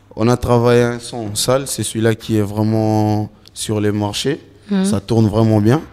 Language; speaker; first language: French; non-native, local second language; Lingala